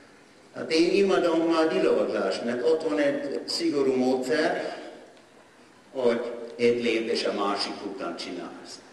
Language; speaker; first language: Hungarian; non-native, learner; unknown